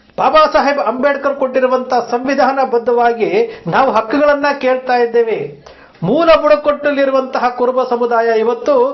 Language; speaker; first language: Kannada; native; Kannada